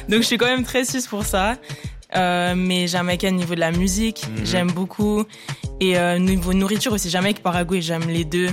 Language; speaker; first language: French; early bilingual, other home language; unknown